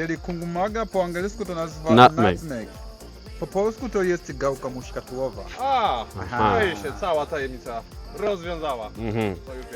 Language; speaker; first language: Polish; non-native, fluent; Swahili